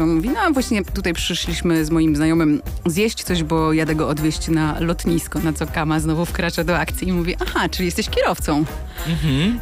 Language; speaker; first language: Polish; native; Polish